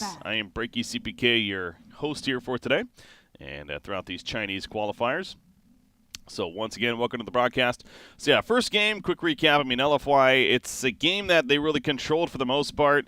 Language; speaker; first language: English; native; English